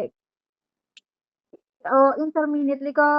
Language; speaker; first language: Cantonese; non-native, learner; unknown